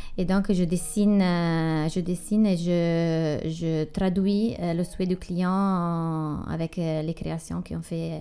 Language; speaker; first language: French; non-native, fluent; Italian